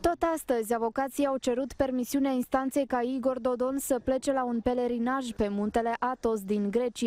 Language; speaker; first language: Romanian; native; Romanian